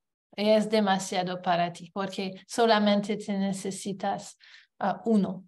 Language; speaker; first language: Spanish; non-native, learner; English